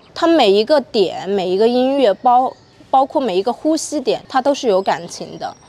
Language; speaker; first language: Chinese; native; Chinese